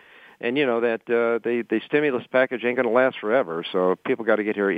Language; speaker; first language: English; native; English